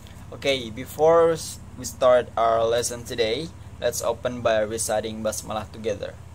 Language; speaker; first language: English; non-native, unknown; Indonesian